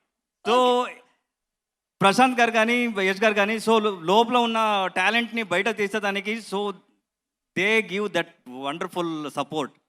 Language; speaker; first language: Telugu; non-native, learner; Kannada